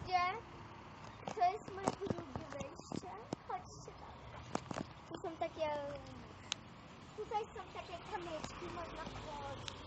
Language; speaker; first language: Polish; early bilingual, heritage; Polish